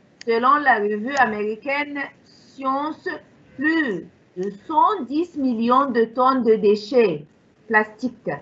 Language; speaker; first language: French; non-native, fluent; Arabic